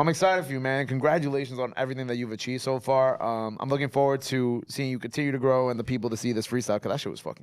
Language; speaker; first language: English; native; English